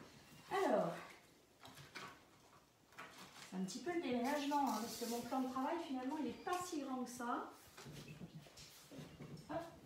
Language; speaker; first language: French; native; French